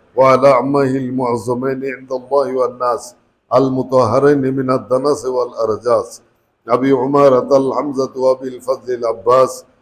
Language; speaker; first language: Arabic; non-native, fluent; Bangla